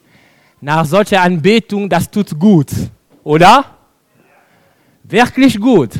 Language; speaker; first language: German; non-native, fluent; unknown